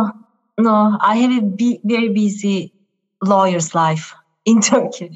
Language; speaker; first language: English; non-native, fluent; Turkish